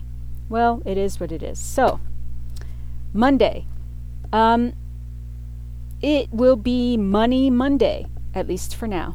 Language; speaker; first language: English; native; English